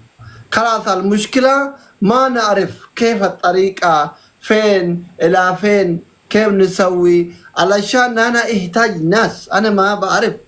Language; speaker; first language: Arabic; non-native, learner; Oromo